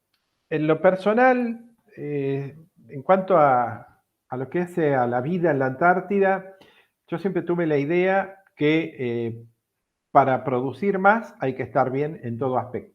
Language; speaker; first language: Spanish; native; Spanish